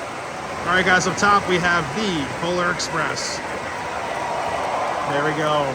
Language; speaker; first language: English; native; English